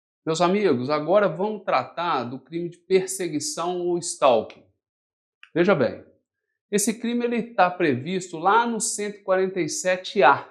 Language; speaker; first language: Portuguese; native; Portuguese